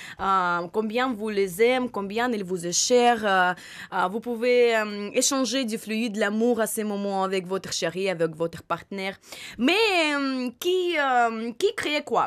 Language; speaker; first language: French; non-native, learner; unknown